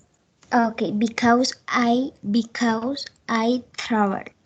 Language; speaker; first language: English; non-native, learner; Spanish